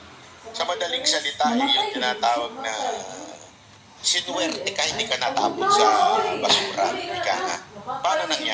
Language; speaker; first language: Filipino; non-native, local second language; Cebuano